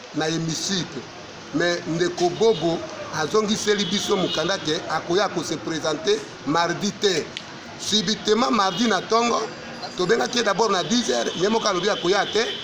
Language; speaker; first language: Lingala; native; Lingala